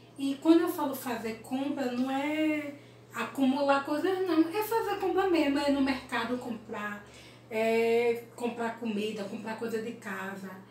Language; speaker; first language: Portuguese; early bilingual, other home language; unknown